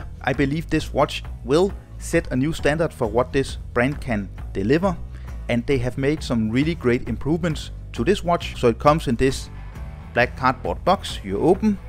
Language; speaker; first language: English; non-native, fluent; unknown